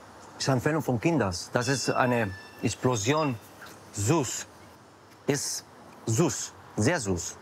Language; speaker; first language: German; non-native, learner; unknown